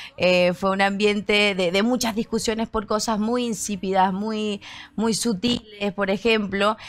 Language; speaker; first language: Spanish; native; Spanish